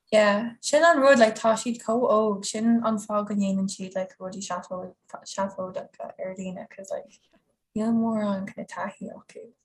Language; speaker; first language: Irish; non-native, local second language; English